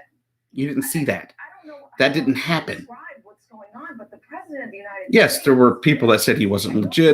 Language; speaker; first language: English; native; English